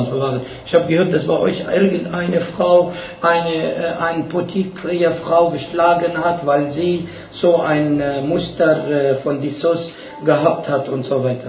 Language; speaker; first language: German; non-native, fluent; Arabic